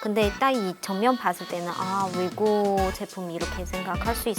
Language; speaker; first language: Korean; non-native, fluent; Chinese